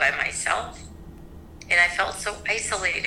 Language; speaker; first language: English; native; English